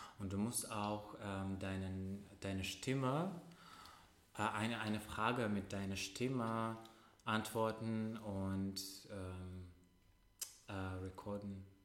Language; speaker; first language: German; non-native, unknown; Russian